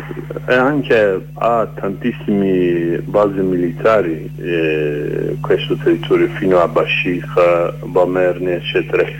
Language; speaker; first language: Italian; non-native, learner; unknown